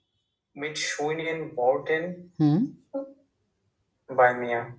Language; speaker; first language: German; non-native, learner; Bangla